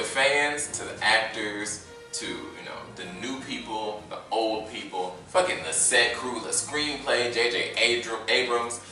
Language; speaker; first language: English; native; English